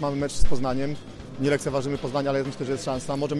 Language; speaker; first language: Polish; native; Polish